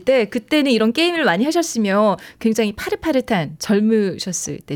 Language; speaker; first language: Korean; native; Korean